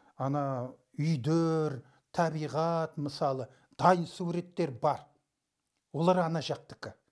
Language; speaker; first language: Kazakh; early bilingual, heritage; Kazakh